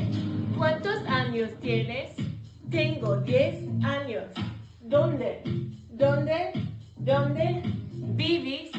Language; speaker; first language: Spanish; non-native, fluent; Welsh